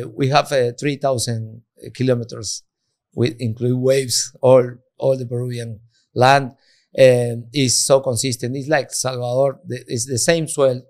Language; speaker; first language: English; non-native, learner; Spanish